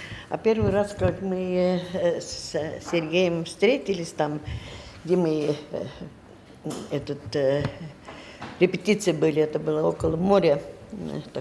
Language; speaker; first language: Russian; non-native, learner; Estonian